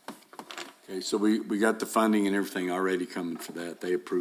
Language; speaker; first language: English; native; English